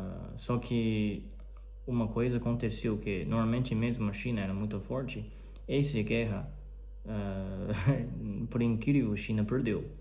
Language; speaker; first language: Portuguese; non-native, learner; Chinese